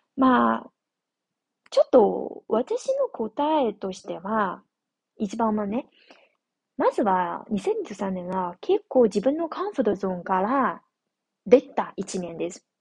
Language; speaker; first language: Japanese; non-native, fluent; Chinese